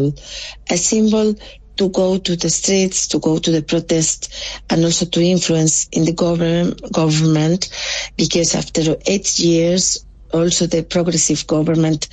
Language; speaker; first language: English; non-native, local second language; Spanish